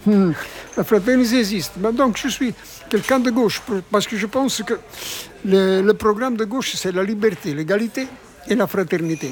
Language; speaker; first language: French; non-native, fluent; Italian